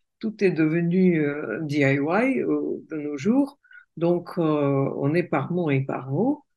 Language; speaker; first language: French; non-native, fluent; Russian